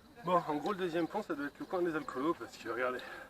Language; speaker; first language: French; native; French